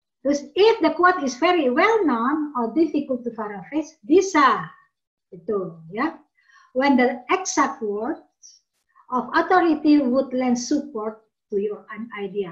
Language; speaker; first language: English; non-native, fluent; Indonesian